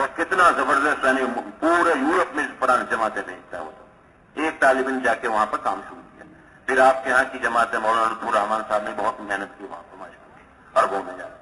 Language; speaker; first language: Urdu; native; Urdu